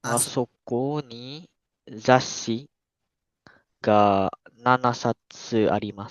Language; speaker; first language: Japanese; non-native, learner; Malay